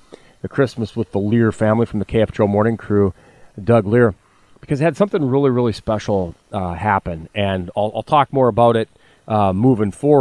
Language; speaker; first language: English; native; English